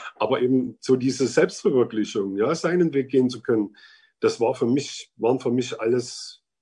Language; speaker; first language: German; native; German